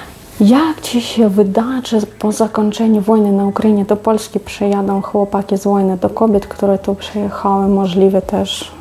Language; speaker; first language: Polish; non-native, fluent; Russian